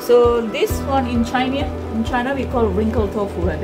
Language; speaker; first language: English; non-native, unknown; Indonesian